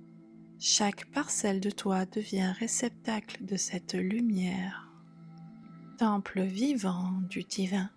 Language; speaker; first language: French; native; French